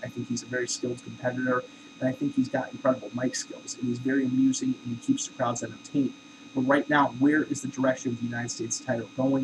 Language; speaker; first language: English; native; English